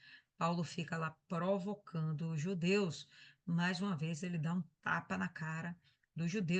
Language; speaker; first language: Portuguese; native; Portuguese